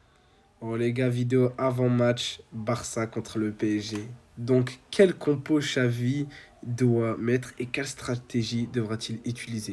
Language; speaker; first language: French; native; French